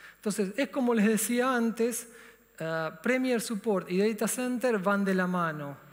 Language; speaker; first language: Spanish; native; Spanish